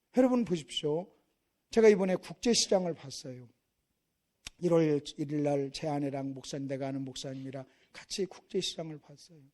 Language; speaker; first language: Korean; native; Korean